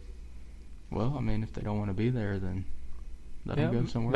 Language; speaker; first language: English; native; English